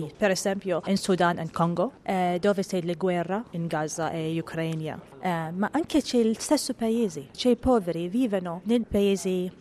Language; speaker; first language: Italian; non-native, learner; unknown